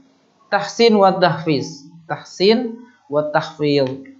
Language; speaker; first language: Arabic; non-native, fluent; Indonesian